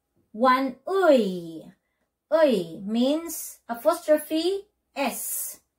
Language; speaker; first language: English; non-native, local second language; Filipino